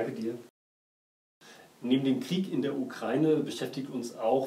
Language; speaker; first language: German; native; German